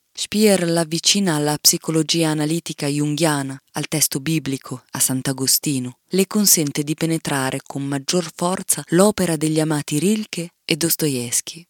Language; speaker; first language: Italian; native; Italian